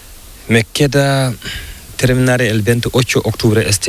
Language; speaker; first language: Spanish; non-native, learner; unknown